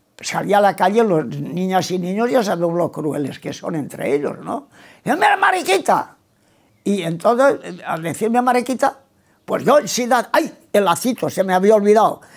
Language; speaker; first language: Spanish; non-native, local second language; Catalan